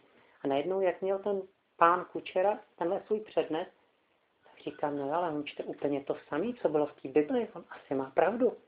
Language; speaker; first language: Czech; native; Czech